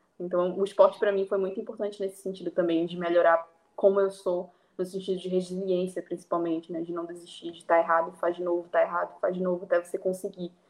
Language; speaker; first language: Portuguese; native; Portuguese